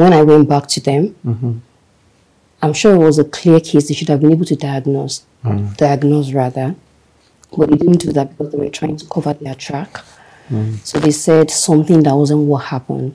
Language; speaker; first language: English; non-native, local second language; Yoruba